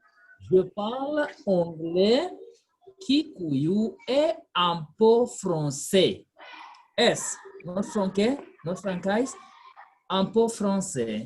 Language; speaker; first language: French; non-native, fluent; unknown